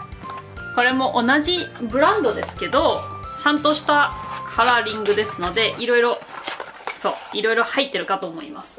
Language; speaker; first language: Japanese; non-native, fluent; German